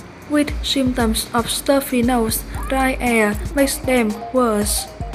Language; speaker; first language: English; non-native, fluent; Vietnamese